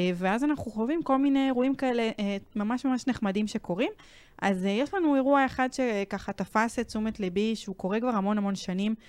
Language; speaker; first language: Hebrew; native; Hebrew